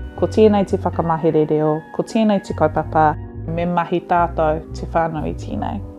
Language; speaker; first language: Māori; non-native, local second language; English